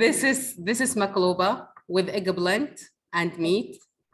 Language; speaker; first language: English; non-native, learner; Arabic